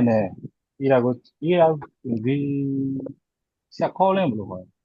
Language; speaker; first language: Korean; non-native, learner; Burmese